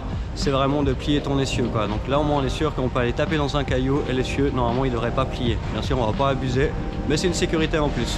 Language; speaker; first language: French; native; French